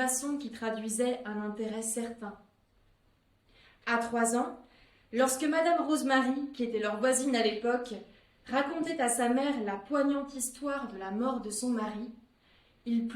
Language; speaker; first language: French; native; French